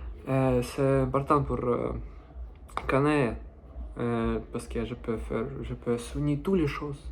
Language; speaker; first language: French; non-native, learner; Russian